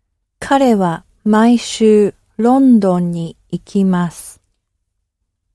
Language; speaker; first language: Japanese; non-native, learner; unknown